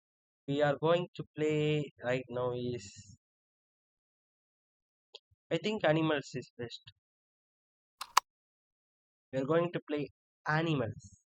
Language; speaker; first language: English; non-native, local second language; Tamil